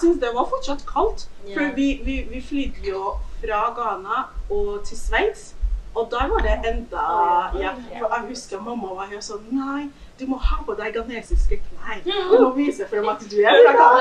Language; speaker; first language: Norwegian; non-native, fluent; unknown